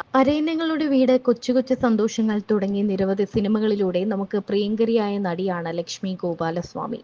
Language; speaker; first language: Malayalam; native; Malayalam